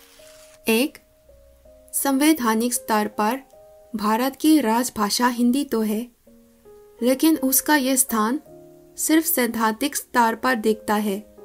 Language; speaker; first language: Hindi; non-native, learner; Korean